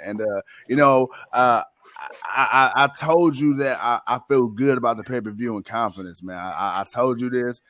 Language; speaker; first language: English; native; English